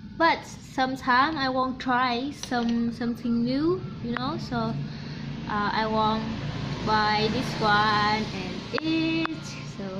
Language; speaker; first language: English; non-native, learner; Vietnamese